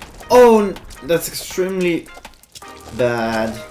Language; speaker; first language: English; non-native, fluent; French